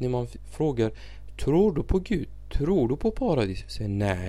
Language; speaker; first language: Swedish; non-native, fluent; Arabic